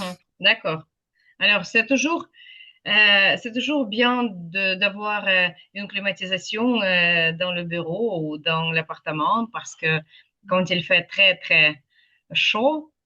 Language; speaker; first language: French; non-native, fluent; Ukrainian